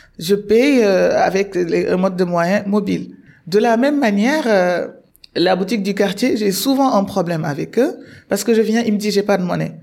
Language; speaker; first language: French; non-native, local second language; Wolof